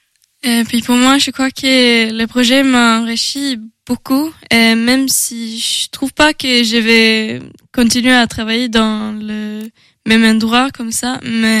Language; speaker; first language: French; non-native, learner; Swedish